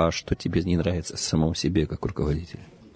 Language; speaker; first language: Russian; native; Russian